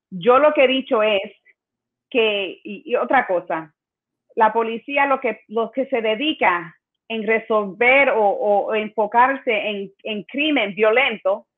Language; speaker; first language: Spanish; early bilingual, heritage; Spanish